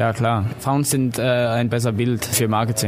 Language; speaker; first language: German; non-native, fluent; Danish